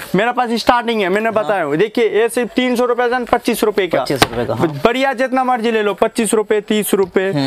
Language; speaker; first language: Hindi; non-native, local second language; Bangla